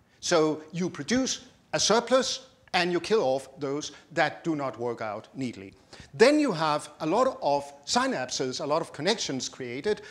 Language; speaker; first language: English; non-native, fluent; Danish